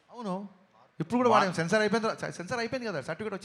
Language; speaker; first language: Telugu; native; Telugu